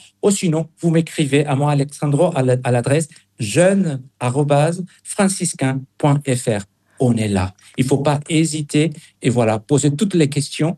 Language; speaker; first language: French; non-native, fluent; Spanish